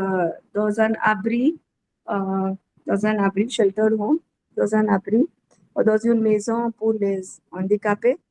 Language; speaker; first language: French; non-native, learner; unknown